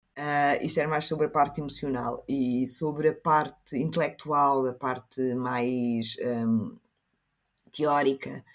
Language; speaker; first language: Portuguese; early bilingual, other home language; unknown